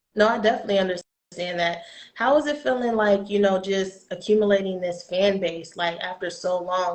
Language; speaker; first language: English; native; English